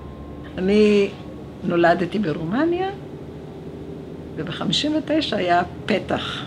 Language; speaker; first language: Hebrew; early bilingual, other home language; Romanian